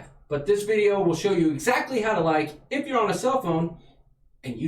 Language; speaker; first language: English; native; English